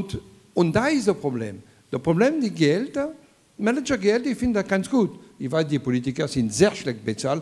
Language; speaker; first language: German; non-native, fluent; French